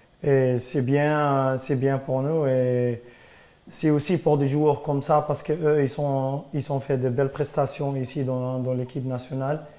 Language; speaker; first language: French; non-native, fluent; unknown